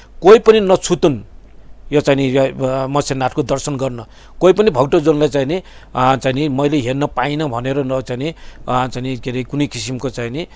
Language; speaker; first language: Nepali; non-native, local second language; Newari